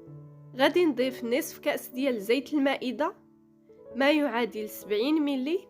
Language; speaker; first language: Arabic; native; Arabic